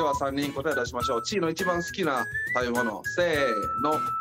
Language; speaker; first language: Japanese; native; Japanese